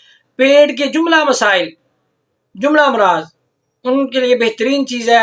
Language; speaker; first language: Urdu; non-native, local second language; Punjabi